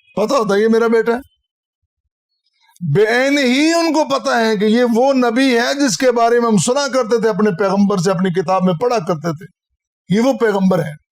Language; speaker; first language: Urdu; non-native, local second language; Punjabi